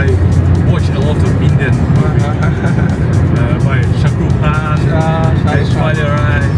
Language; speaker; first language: English; non-native, fluent; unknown